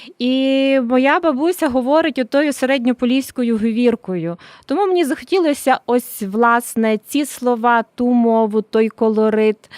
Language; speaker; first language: Ukrainian; native; Ukrainian